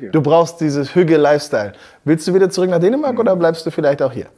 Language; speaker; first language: German; native; German